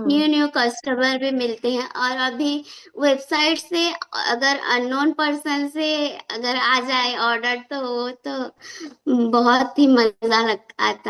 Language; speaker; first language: Hindi; non-native, local second language; Odia